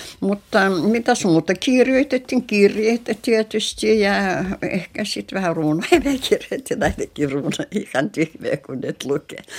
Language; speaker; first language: Finnish; non-native, local second language; Russian